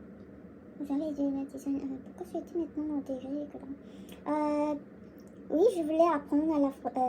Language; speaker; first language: French; non-native, learner; Korean